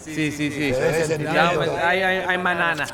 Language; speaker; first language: Spanish; non-native, learner; English